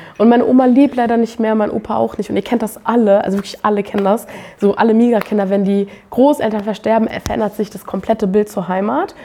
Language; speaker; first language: German; native; German